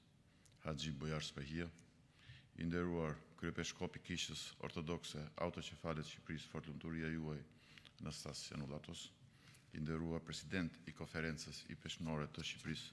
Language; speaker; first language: Albanian; native; Albanian